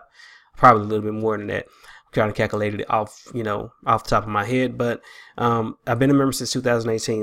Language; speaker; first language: English; native; English